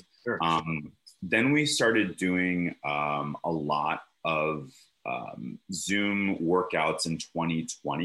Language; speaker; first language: English; native; English